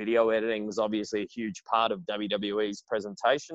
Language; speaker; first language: English; native; English